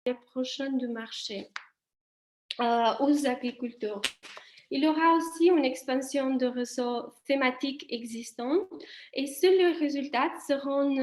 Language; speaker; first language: French; non-native, fluent; Italian